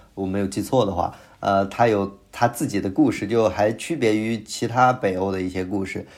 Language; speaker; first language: Chinese; native; Chinese